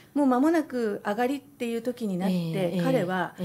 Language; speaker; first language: Japanese; native; Japanese